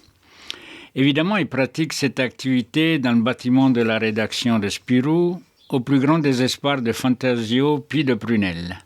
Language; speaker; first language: French; native; French